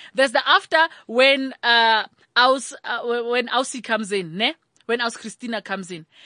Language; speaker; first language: English; non-native, local second language; Tswana